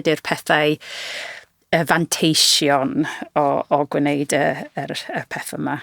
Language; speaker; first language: Welsh; non-native, fluent; English